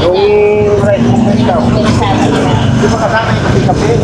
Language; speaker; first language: Filipino; native; Filipino